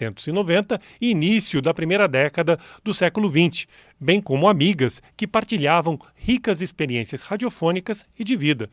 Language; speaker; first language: Portuguese; native; Portuguese